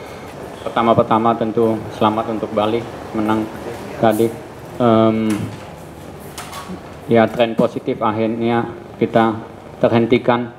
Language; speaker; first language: Indonesian; early bilingual, heritage; Indonesian